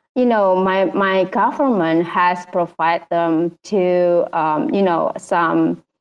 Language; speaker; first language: English; non-native, learner; Indonesian